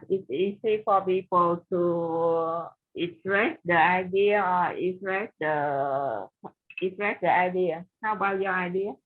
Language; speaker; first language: English; non-native, learner; Vietnamese